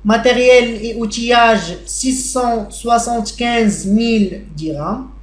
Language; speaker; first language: French; non-native, local second language; Arabic